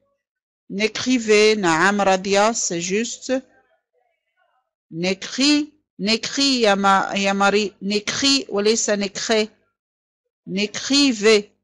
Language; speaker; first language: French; non-native, fluent; Arabic